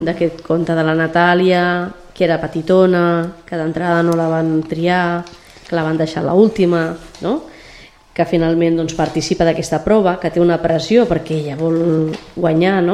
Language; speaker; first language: Catalan; native; Catalan